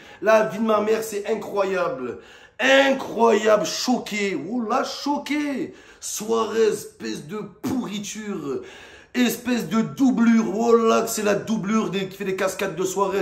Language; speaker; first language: French; native; French